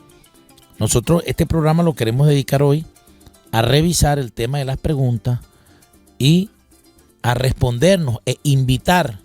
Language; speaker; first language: Spanish; native; Spanish